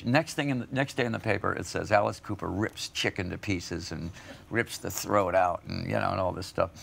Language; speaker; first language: English; native; English